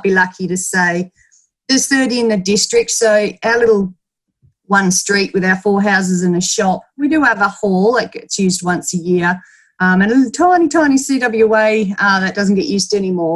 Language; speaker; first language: English; native; English